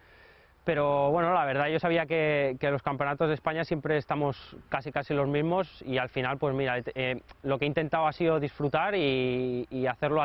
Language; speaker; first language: Spanish; non-native, local second language; Catalan